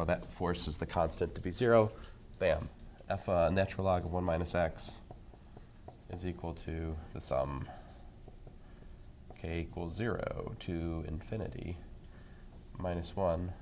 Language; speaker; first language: English; native; English